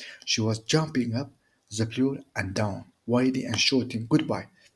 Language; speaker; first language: English; non-native, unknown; Turkish